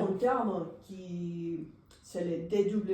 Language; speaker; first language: French; non-native, fluent; Spanish